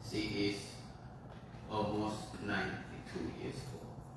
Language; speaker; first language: English; non-native, fluent; Indonesian